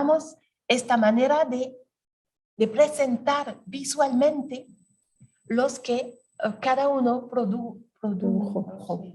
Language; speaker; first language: Spanish; non-native, learner; French